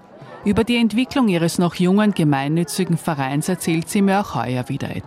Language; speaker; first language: German; native; German